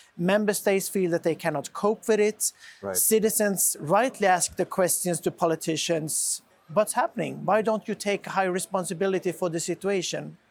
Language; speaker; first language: English; non-native, fluent; Swedish